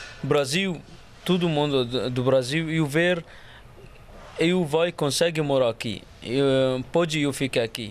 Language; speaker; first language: Portuguese; non-native, learner; Arabic